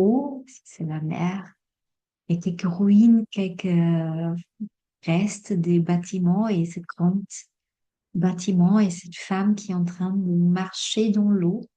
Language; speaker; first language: French; non-native, fluent; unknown